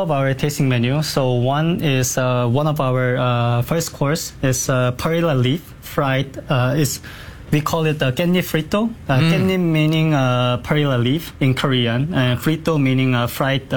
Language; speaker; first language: English; non-native, fluent; Korean